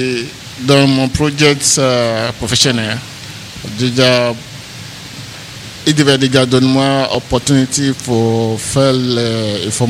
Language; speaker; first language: French; non-native, learner; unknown